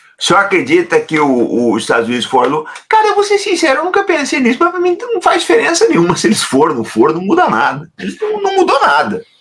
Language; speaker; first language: Portuguese; native; Portuguese